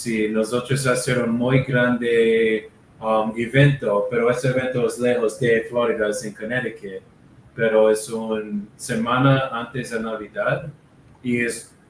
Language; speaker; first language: Spanish; non-native, learner; English